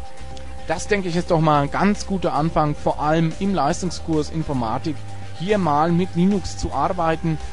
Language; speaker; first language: German; native; German